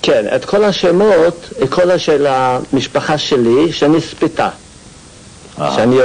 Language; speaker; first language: Hebrew; non-native, fluent; Yiddish